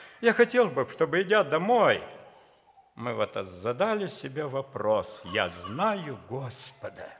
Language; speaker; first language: Russian; native; Russian